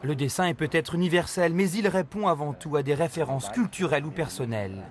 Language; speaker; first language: French; native; French